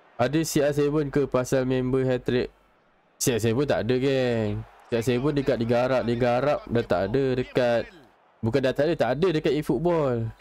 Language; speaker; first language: Malay; native; Malay